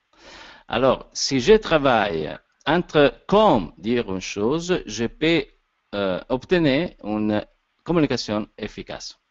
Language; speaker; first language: French; non-native, learner; Italian